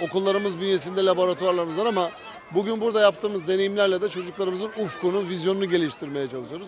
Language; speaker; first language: Turkish; native; Turkish